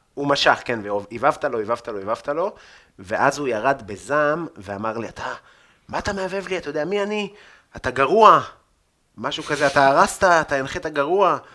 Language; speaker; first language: Hebrew; native; Hebrew